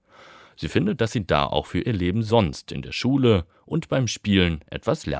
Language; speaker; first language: German; native; German